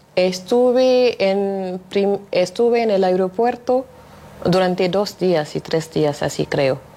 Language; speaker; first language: Spanish; non-native, fluent; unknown